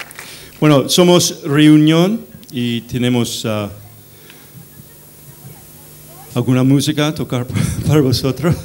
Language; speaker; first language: Spanish; non-native, fluent; English